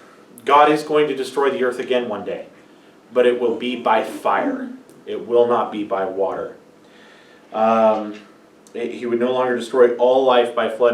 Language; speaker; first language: English; native; English